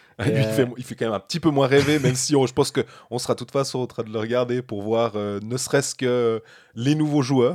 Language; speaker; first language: French; native; French